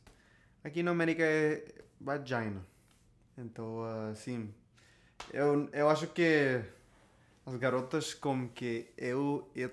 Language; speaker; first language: Portuguese; non-native, learner; Spanish